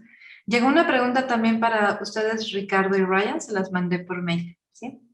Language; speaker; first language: Spanish; native; Spanish